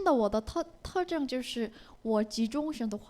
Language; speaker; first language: Chinese; non-native, learner; Korean